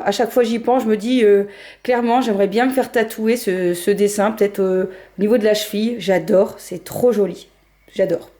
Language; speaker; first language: French; native; French